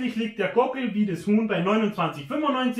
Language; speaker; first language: German; native; German